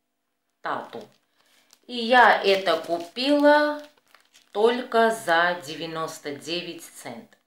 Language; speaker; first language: Russian; non-native, fluent; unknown